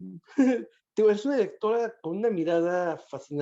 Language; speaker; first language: Spanish; native; Spanish